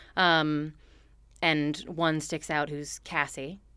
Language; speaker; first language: English; native; English